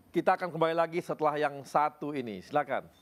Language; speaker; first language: Indonesian; native; Indonesian